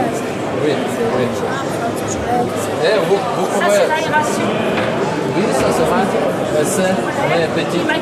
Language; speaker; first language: French; non-native, learner; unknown